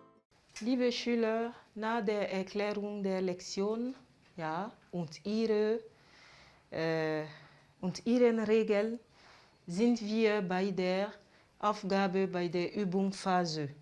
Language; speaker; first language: German; non-native, fluent; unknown